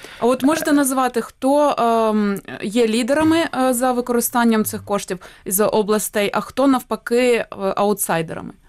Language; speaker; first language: Ukrainian; native; Ukrainian